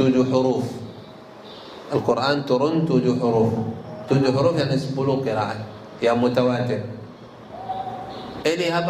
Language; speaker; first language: Indonesian; non-native, learner; Arabic